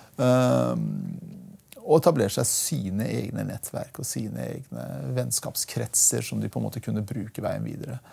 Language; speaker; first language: Norwegian; early bilingual, other home language; Persian